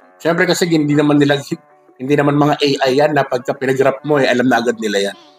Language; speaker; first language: Filipino; non-native, local second language; Iloko